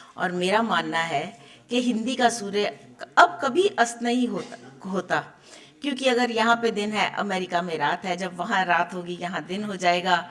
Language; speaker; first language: Hindi; native; Hindi